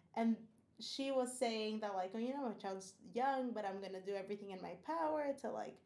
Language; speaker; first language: English; non-native, fluent; Portuguese